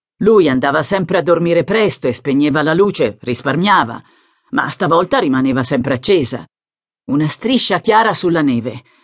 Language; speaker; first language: Italian; native; Italian